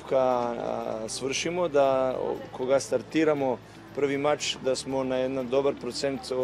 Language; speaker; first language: Bulgarian; non-native, learner; Macedonian